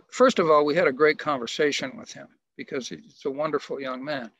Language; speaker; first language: English; native; English